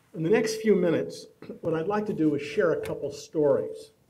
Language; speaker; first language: English; native; English